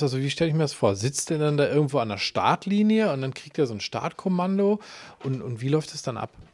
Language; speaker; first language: German; native; German